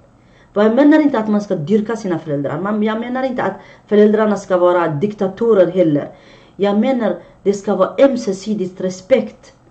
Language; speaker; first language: Swedish; non-native, fluent; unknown